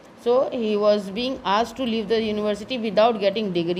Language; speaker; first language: English; non-native, local second language; Hindi